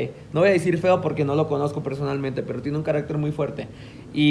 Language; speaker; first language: Spanish; native; Spanish